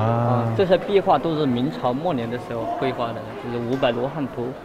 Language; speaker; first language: Chinese; native; Chinese